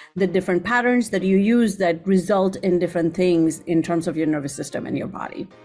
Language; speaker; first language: English; non-native, local second language; Gujarati